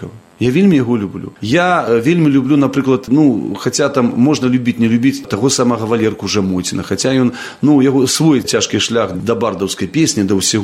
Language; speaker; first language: Belarusian; native; Belarusian